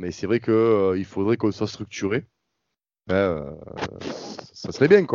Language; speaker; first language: French; native; French